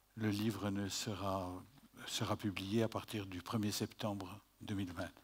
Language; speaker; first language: French; native; French